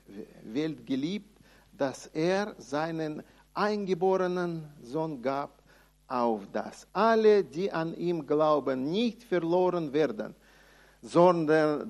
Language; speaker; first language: German; non-native, fluent; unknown